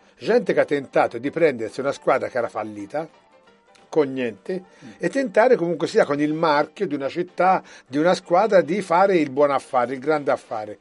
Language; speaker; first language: Italian; early bilingual, heritage; Italian